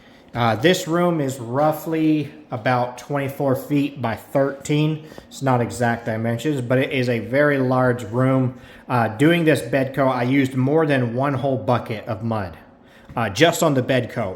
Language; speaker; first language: English; native; English